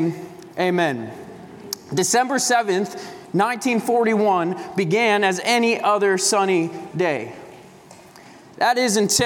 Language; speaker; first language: English; native; English